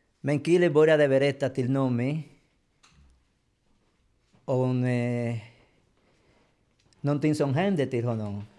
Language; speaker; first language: Swedish; non-native, fluent; Spanish